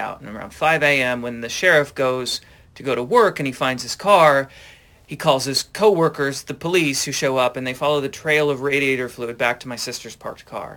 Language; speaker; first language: English; native; English